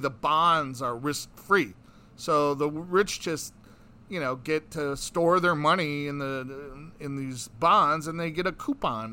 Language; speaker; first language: English; native; English